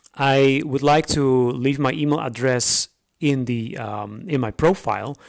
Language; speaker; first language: English; non-native, fluent; Dutch